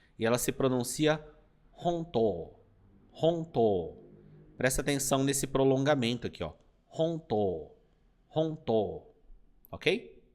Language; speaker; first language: Portuguese; native; Portuguese